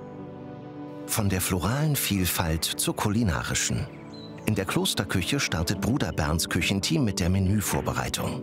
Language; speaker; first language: German; native; German